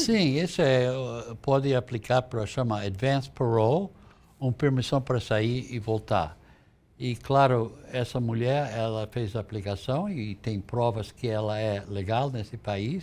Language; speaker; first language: Portuguese; non-native, fluent; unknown